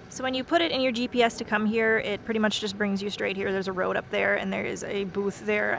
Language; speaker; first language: English; native; English